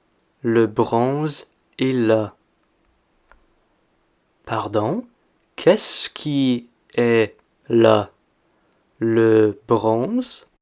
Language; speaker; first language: French; non-native, fluent; English